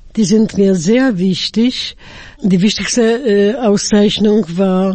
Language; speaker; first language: German; non-native, fluent; Polish